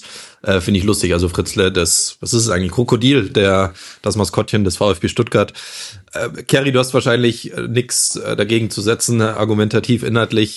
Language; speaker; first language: German; native; German